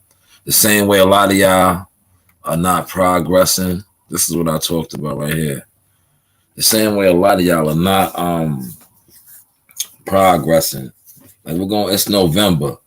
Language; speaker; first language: English; native; English